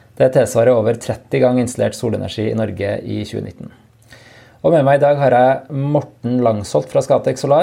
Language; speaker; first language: Norwegian; native; Norwegian